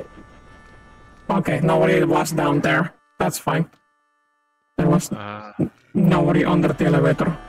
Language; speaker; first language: English; non-native, fluent; Spanish